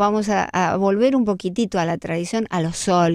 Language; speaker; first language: Spanish; native; Spanish